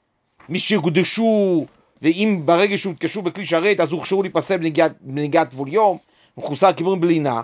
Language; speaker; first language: Hebrew; native; Hebrew